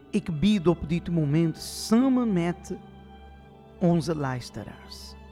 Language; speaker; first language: Dutch; non-native, fluent; Portuguese